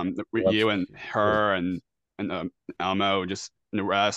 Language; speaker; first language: English; native; English